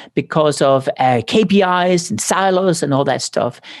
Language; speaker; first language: English; non-native, fluent; Danish